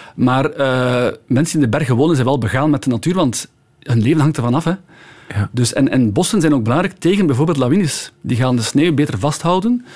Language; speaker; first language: Dutch; native; Dutch